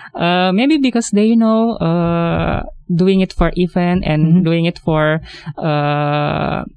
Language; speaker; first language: English; non-native, fluent; Indonesian